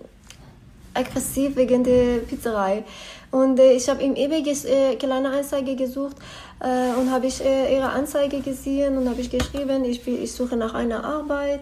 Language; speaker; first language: German; non-native, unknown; Persian